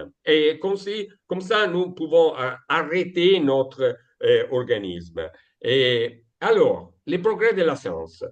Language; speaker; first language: French; non-native, learner; Italian